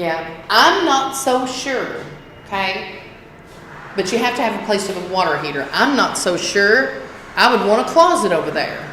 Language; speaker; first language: English; native; English